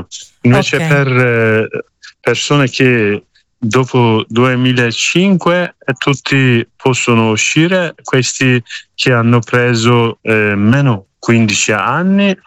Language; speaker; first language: Italian; non-native, learner; Kurdish